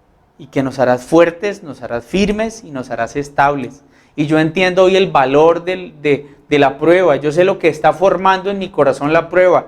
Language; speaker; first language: Spanish; native; Spanish